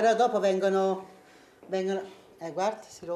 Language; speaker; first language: Italian; native; Italian